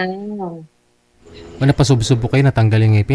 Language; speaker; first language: Filipino; non-native, local second language; Cebuano